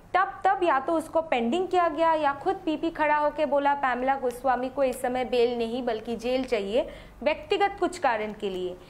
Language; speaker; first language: Hindi; non-native, local second language; Bangla